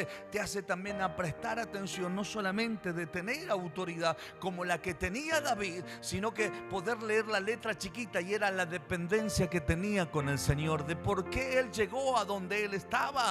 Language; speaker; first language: Spanish; native; Spanish